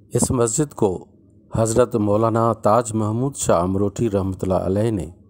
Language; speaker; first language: Urdu; non-native, local second language; Sindhi